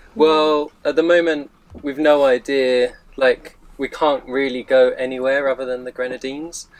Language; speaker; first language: English; native; English